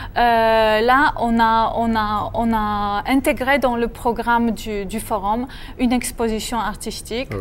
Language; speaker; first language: French; non-native, fluent; Polish